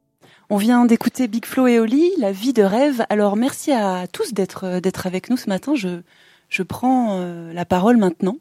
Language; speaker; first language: French; native; French